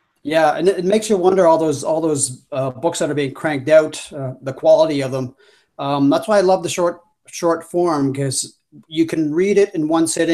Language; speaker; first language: English; native; English